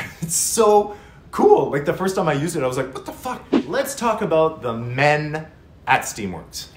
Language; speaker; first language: English; native; English